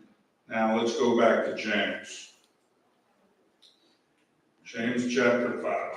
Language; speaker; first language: English; native; English